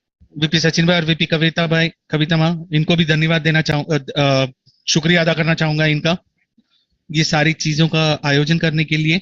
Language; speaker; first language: Hindi; native; Hindi